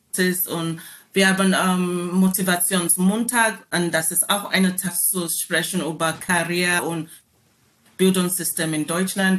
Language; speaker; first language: German; non-native, learner; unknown